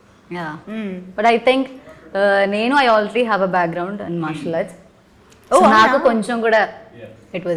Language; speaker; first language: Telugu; non-native, learner; Malayalam